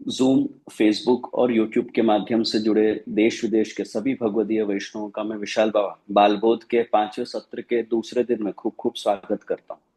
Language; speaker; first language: Hindi; non-native, local second language; Gujarati